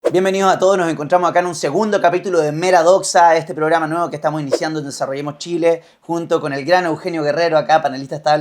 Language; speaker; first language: Spanish; native; Spanish